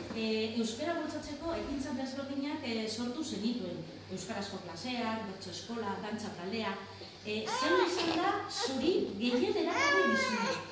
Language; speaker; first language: Basque; non-native, local second language; Spanish